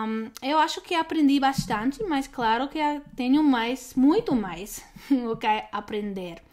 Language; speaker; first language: Portuguese; non-native, learner; English